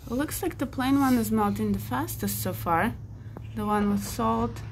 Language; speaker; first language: English; non-native, fluent; Russian